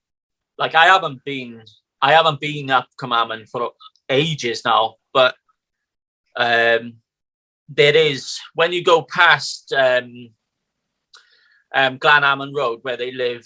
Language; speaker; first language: English; native; English